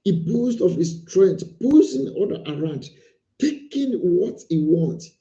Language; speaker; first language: English; non-native, local second language; Yoruba